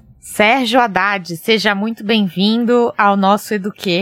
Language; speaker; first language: Portuguese; native; Portuguese